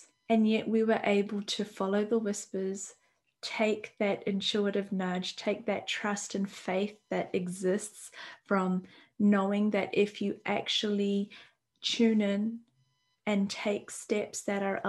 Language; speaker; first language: English; native; English